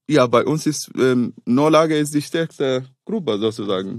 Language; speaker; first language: German; non-native, fluent; Arabic